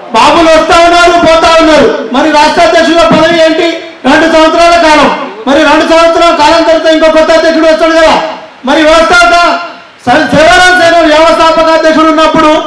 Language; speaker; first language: Telugu; non-native, local second language; Lambadi